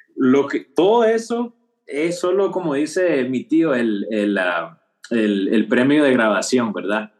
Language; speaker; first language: Spanish; early bilingual, heritage; Spanish